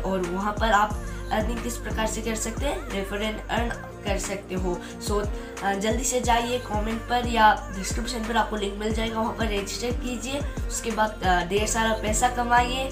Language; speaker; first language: Hindi; non-native, local second language; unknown